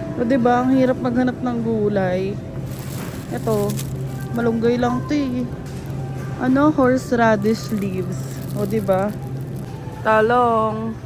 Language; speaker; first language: Filipino; native; Filipino